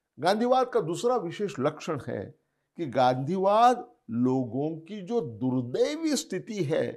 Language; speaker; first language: Hindi; non-native, local second language; Marathi